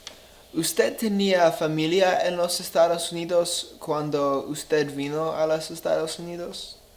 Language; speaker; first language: Spanish; non-native, learner; English